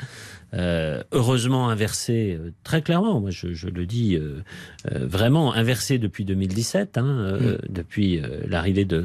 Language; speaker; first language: French; native; French